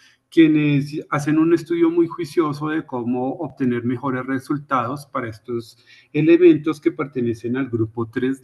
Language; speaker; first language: Spanish; native; Spanish